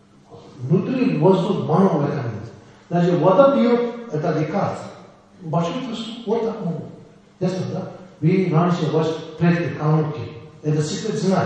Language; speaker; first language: Russian; non-native, learner; Tibetan